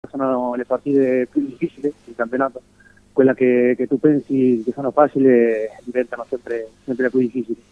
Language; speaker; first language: Italian; non-native, fluent; Spanish